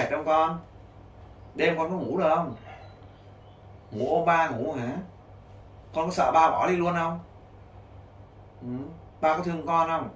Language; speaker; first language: Vietnamese; native; Vietnamese